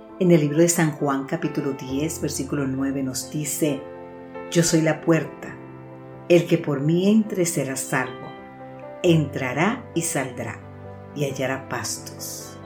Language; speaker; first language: Spanish; native; Spanish